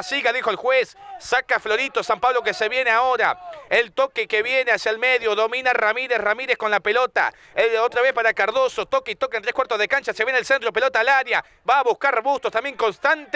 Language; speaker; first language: Spanish; native; Spanish